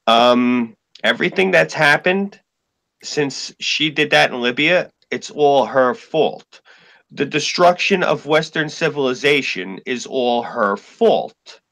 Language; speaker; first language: English; native; English